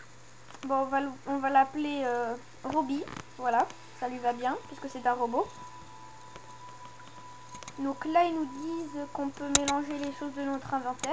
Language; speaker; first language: French; native; French